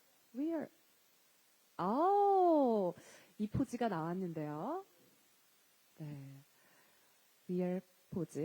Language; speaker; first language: Korean; native; Korean